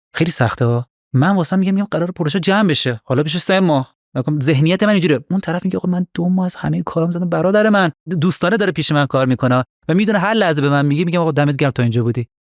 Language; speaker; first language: Persian; non-native, local second language; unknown